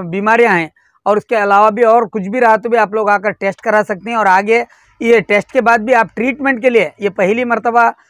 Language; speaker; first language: Hindi; non-native, local second language; Urdu